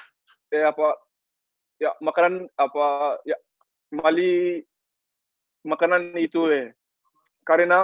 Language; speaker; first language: Indonesian; non-native, learner; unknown